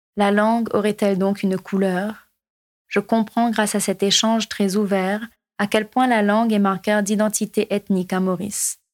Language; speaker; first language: French; non-native, local second language; Morisyen